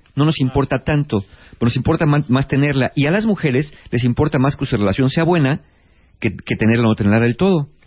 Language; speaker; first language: Spanish; native; Spanish